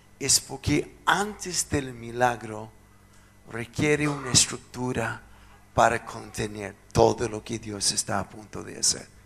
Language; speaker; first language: Spanish; non-native, fluent; English